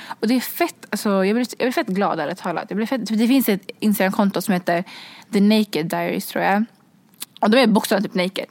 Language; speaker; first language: Swedish; early bilingual, other home language; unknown